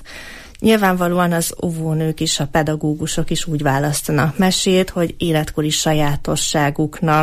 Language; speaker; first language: Hungarian; native; Hungarian